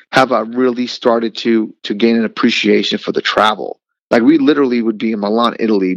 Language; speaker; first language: English; native; English